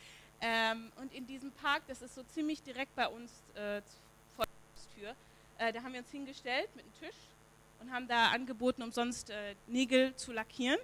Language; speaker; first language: German; native; German